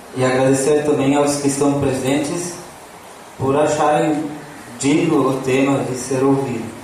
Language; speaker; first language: Portuguese; non-native, local second language; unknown